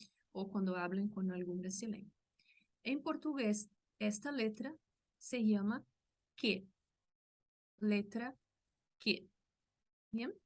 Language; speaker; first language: Spanish; non-native, fluent; Portuguese